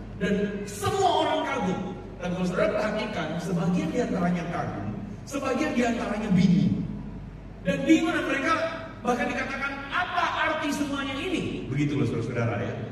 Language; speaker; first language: Indonesian; native; Indonesian